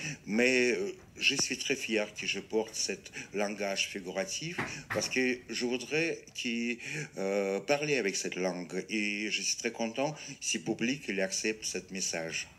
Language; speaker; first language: French; non-native, fluent; Russian